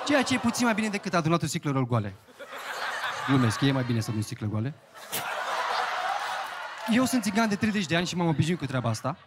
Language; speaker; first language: Romanian; native; Romanian